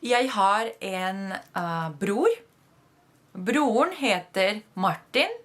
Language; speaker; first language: Norwegian; non-native, fluent; Spanish